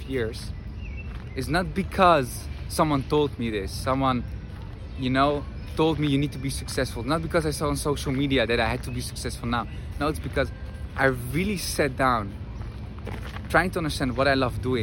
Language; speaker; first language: English; non-native, fluent; Dutch